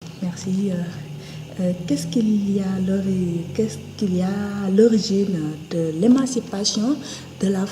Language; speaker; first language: French; non-native, local second language; Wolof